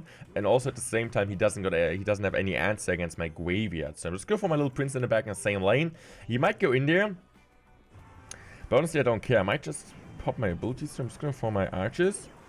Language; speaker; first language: English; non-native, fluent; German